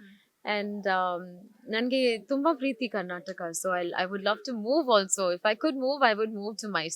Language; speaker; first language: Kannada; non-native, learner; Tamil